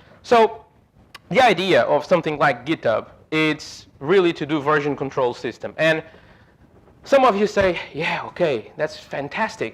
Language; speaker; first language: English; non-native, fluent; Portuguese